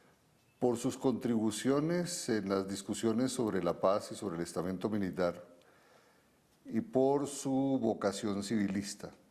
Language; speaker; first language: Spanish; native; Spanish